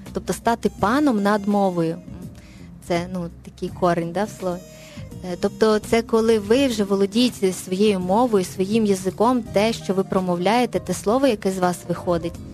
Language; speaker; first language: Ukrainian; non-native, local second language; Russian